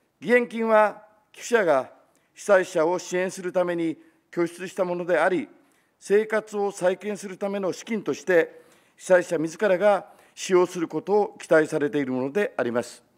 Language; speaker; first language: Japanese; native; Japanese